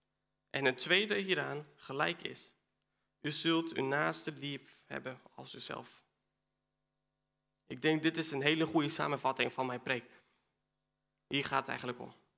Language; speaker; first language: Dutch; non-native, fluent; Spanish